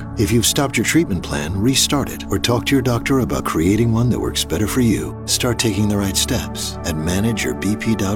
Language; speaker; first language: English; native; English